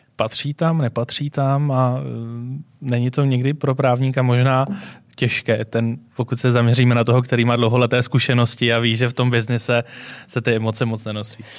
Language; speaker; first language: Czech; native; Czech